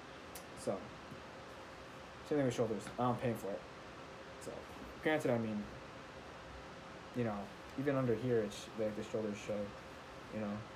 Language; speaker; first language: English; native; English